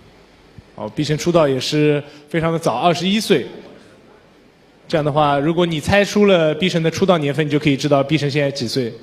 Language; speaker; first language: Chinese; native; Chinese